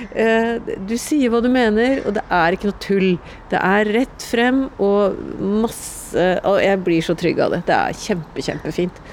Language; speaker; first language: Norwegian; native; Norwegian